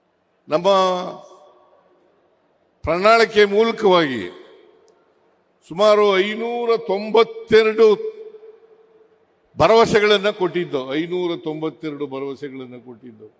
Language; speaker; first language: Kannada; native; Kannada